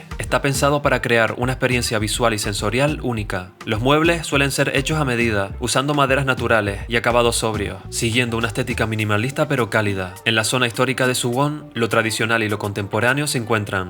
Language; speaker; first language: Spanish; native; Spanish